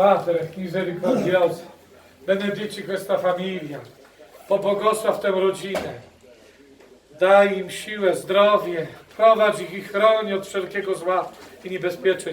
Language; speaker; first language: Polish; non-native, learner; Arabic